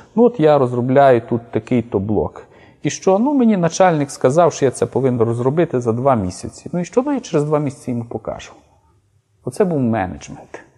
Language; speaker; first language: Ukrainian; native; Ukrainian